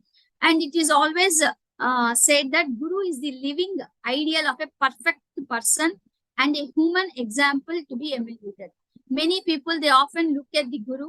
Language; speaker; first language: English; non-native, local second language; Telugu